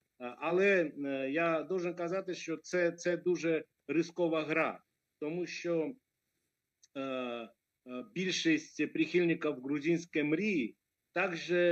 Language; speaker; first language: Ukrainian; non-native, fluent; Georgian